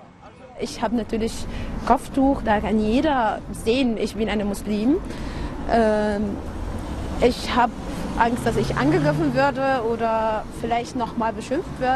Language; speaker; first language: German; non-native, fluent; Arabic